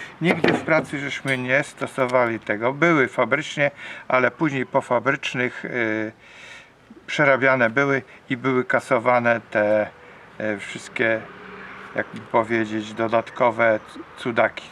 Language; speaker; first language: Polish; native; Polish